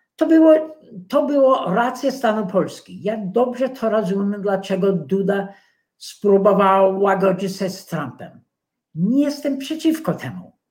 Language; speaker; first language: Polish; non-native, fluent; English